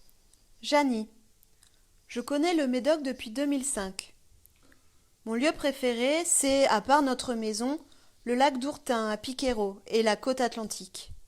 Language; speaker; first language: French; non-native, fluent; German